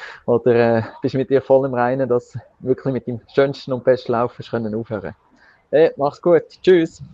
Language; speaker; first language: German; native; German